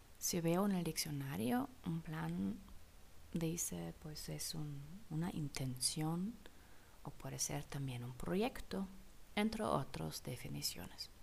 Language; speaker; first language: Spanish; non-native, fluent; German